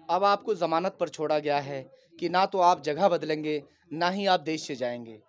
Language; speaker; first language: Hindi; native; Hindi